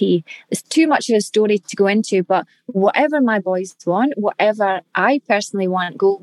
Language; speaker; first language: English; native; English